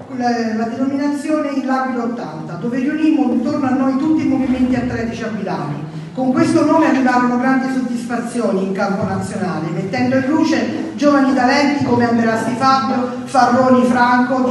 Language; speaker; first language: Italian; native; Italian